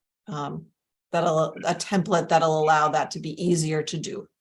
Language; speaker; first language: English; native; English